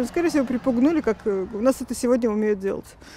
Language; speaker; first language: Russian; native; Russian